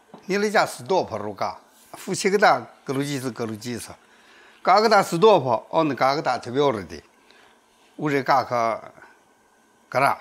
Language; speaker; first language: Russian; non-native, learner; Chinese